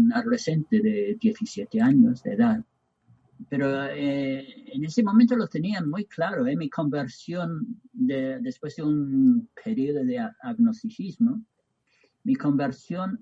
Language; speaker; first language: Spanish; non-native, fluent; English